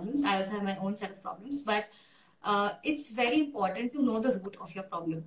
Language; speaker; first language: English; non-native, local second language; Hindi